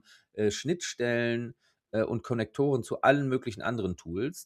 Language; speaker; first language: German; native; German